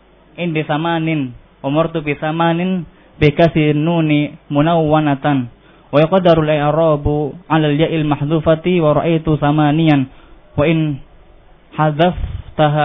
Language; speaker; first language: Arabic; non-native, fluent; Indonesian